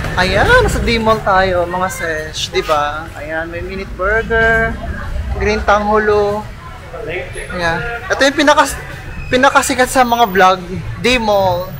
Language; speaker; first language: Filipino; native; Filipino